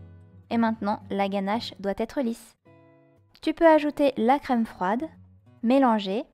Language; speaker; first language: French; native; French